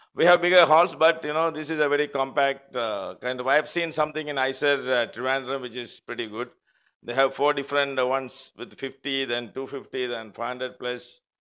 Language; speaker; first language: English; non-native, local second language; Malayalam